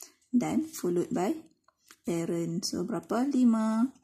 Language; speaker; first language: English; non-native, local second language; Malay